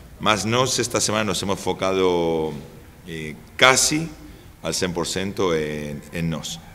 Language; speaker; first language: Spanish; native; Spanish